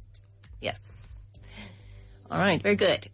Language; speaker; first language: English; non-native, fluent; Spanish